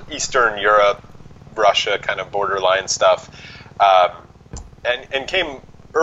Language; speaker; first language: English; native; English